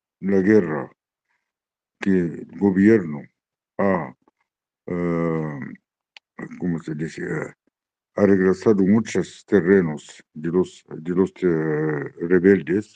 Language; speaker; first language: Spanish; non-native, learner; Arabic